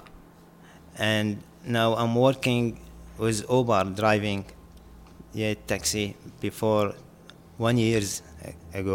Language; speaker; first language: English; non-native, learner; Arabic